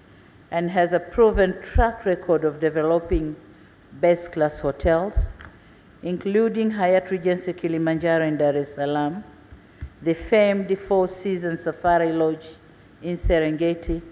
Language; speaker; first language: English; non-native, local second language; Swahili